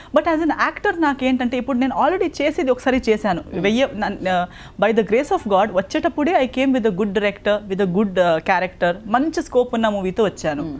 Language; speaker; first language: Telugu; non-native, learner; Konkani